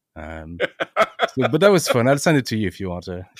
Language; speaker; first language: English; non-native, fluent; French